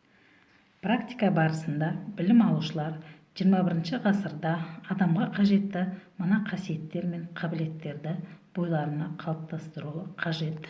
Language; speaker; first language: Kazakh; native; Kazakh